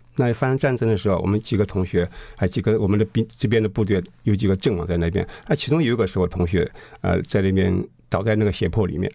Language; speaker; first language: Chinese; early bilingual, heritage; Chinese